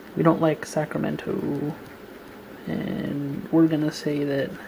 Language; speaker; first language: English; native; English